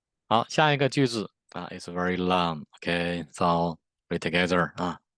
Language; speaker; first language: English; non-native, learner; Chinese